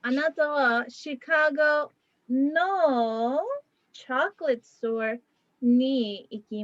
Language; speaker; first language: Japanese; non-native, fluent; English